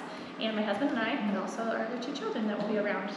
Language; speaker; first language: English; native; English